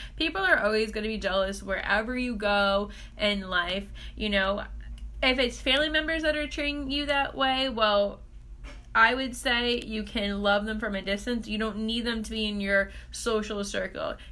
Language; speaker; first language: English; native; English